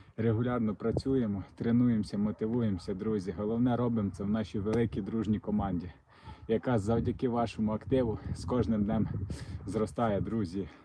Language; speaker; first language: Ukrainian; non-native, local second language; Russian